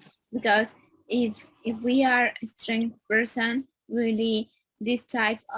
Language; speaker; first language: English; non-native, learner; Spanish